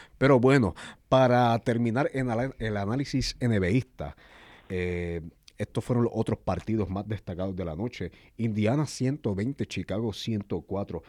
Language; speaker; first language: Spanish; native; Spanish